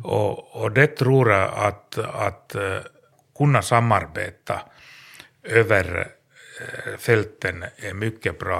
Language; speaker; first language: Swedish; non-native, learner; Finnish